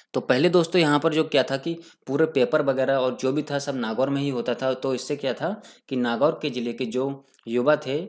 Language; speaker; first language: Hindi; native; Hindi